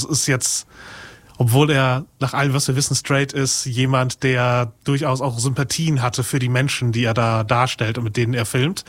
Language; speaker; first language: German; native; German